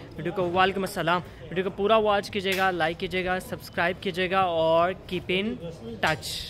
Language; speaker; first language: Urdu; non-native, local second language; Punjabi